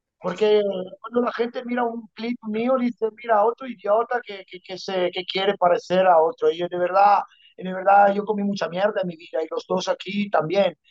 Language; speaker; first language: Spanish; non-native, fluent; Italian